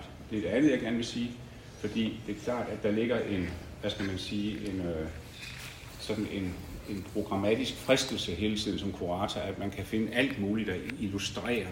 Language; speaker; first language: Danish; native; Danish